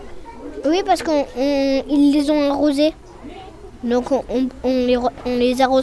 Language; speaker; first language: French; native; French